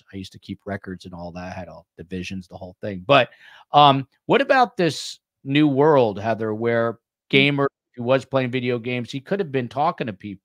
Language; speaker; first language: English; native; English